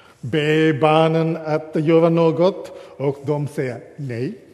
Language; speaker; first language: Swedish; non-native, fluent; English